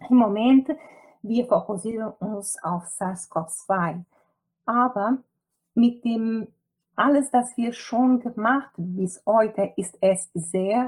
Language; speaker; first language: German; non-native, fluent; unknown